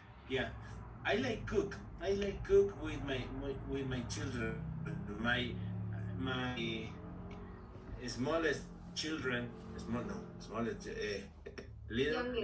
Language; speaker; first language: English; non-native, learner; Spanish